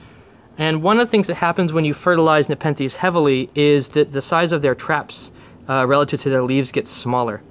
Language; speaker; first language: English; native; English